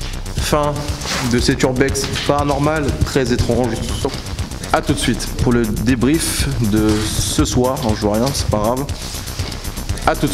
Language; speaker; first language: French; native; French